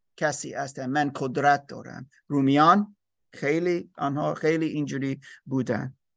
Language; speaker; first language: Persian; non-native, learner; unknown